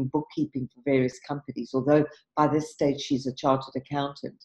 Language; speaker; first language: English; native; English